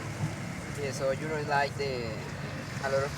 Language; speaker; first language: English; non-native, learner; Spanish